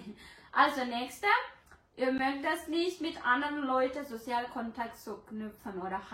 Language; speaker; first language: German; non-native, learner; Indonesian